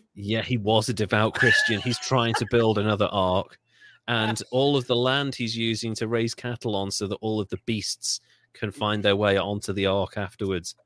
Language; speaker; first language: English; native; English